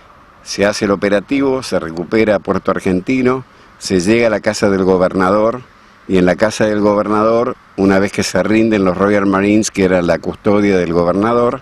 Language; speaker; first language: Spanish; native; Spanish